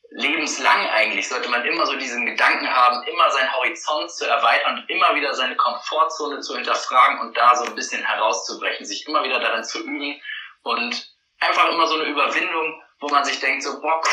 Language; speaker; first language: German; native; German